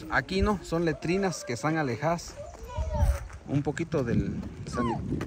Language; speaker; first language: Spanish; native; Spanish